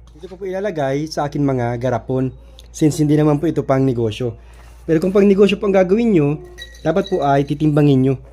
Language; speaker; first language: Filipino; native; Filipino